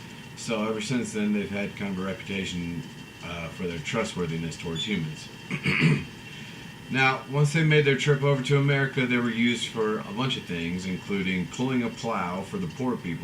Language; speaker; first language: English; native; English